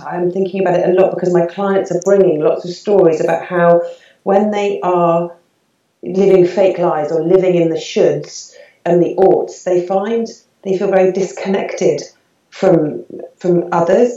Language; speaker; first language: English; native; English